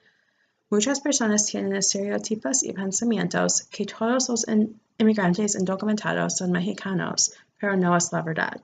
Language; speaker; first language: Spanish; non-native, fluent; English